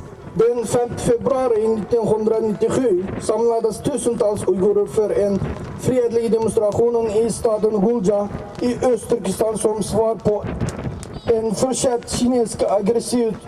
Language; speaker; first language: Swedish; non-native, learner; Uyghur